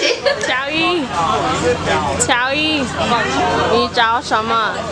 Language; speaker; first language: Chinese; non-native, learner; English